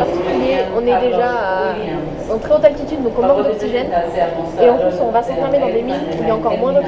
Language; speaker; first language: French; native; French